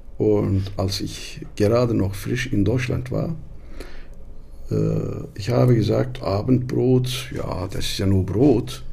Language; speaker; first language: German; non-native, fluent; Turkish